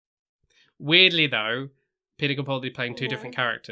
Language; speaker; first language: English; native; English